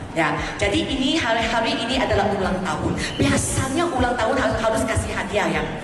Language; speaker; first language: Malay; non-native, local second language; Chinese